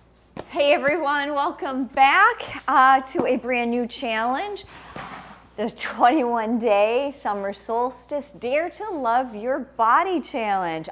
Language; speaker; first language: English; native; English